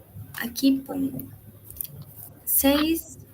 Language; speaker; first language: Spanish; native; Spanish